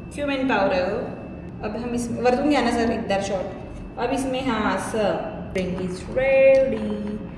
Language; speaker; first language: Hindi; non-native, local second language; Marathi